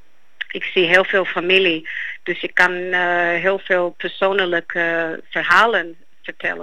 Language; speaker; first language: Dutch; non-native, fluent; Greek